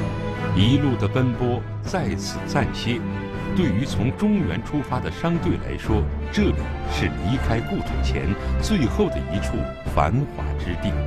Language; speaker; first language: Chinese; native; Chinese